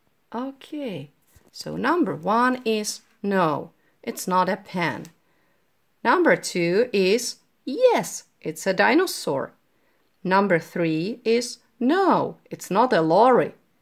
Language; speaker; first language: English; non-native, fluent; Czech